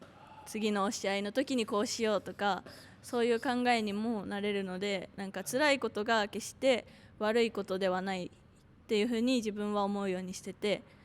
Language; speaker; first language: Japanese; native; Japanese